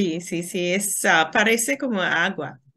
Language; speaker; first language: Spanish; non-native, learner; English